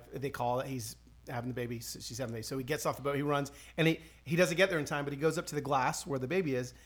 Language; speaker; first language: English; early bilingual, other home language; Spanish